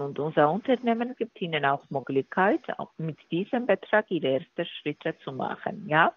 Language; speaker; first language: German; non-native, learner; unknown